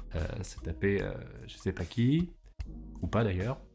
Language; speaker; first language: French; native; French